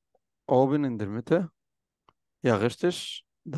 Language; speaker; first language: German; non-native, fluent; Arabic